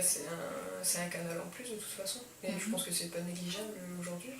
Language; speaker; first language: French; native; French